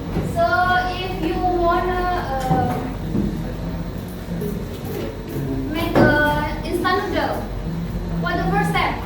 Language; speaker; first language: English; non-native, learner; Indonesian